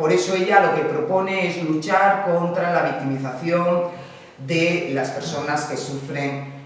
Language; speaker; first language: Spanish; native; Spanish